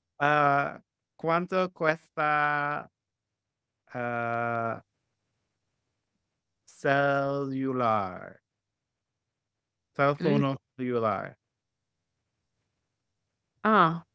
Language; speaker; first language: Spanish; non-native, learner; English